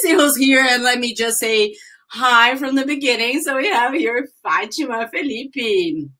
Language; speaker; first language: English; non-native, fluent; Portuguese